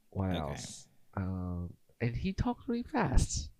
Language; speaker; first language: English; non-native, fluent; Chinese